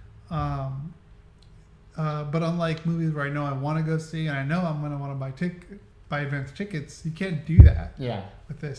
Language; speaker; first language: English; native; English